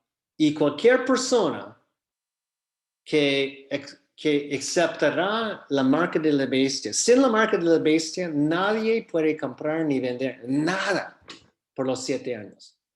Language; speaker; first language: Spanish; non-native, fluent; English